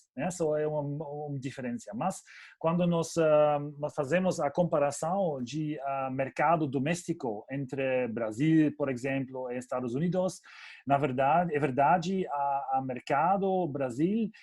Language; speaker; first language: Portuguese; non-native, fluent; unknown